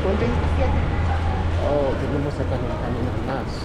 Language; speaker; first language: Spanish; non-native, learner; Haitian Creole